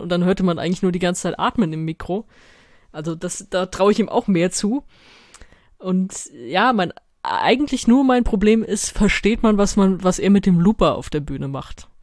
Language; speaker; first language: German; native; German